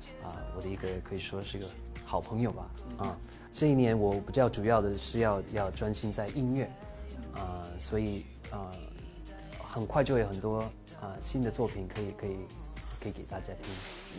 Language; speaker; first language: Chinese; early bilingual, heritage; English